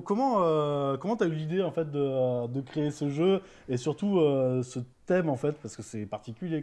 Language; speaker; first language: French; native; French